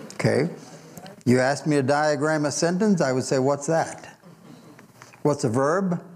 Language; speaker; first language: English; native; English